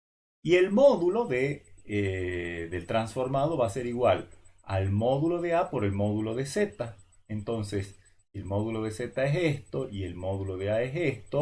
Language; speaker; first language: Spanish; native; Spanish